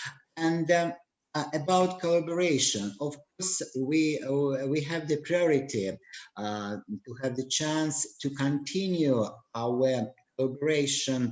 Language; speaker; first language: English; non-native, learner; Russian